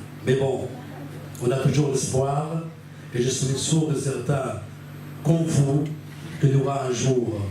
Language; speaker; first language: French; non-native, fluent; Arabic